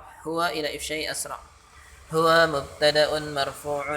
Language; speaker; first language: Arabic; non-native, fluent; Indonesian